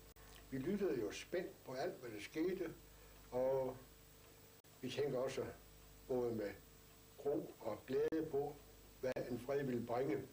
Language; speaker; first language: Danish; native; Danish